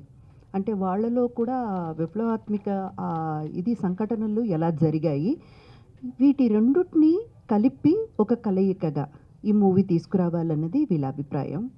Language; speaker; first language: Telugu; native; Telugu